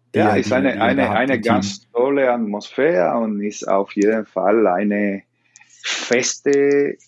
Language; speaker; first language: German; non-native, fluent; Spanish